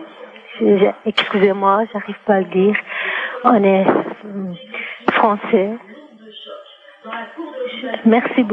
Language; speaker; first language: French; non-native, fluent; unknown